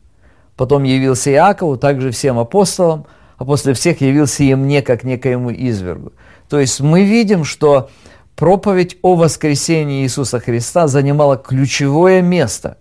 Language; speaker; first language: Russian; native; Russian